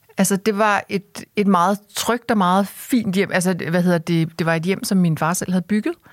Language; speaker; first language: Danish; early bilingual, other home language; Korean